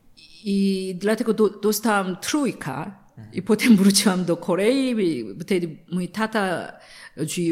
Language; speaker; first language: Polish; non-native, learner; Korean